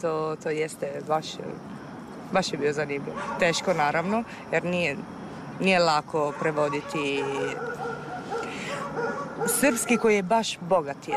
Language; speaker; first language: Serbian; non-native, fluent; Italian